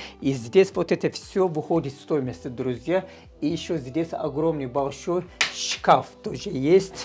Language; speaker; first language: Russian; non-native, learner; Turkish